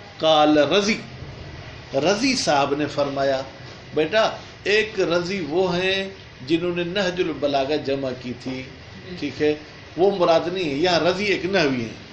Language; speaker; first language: Urdu; non-native, local second language; Sindhi